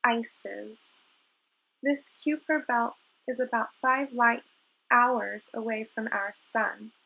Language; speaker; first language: English; native; English